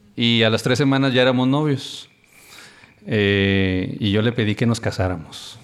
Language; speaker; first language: Spanish; native; Spanish